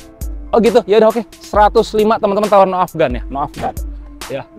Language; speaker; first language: Indonesian; native; Indonesian